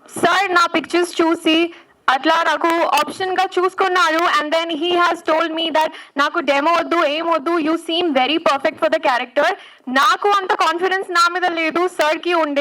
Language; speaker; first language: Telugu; non-native, learner; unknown